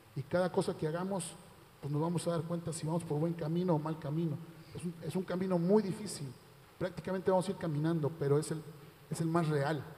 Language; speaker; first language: Spanish; native; Spanish